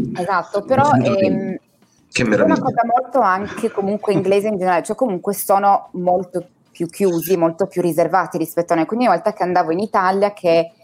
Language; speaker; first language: Italian; native; Italian